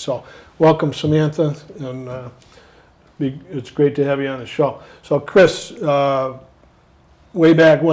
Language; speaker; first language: English; native; English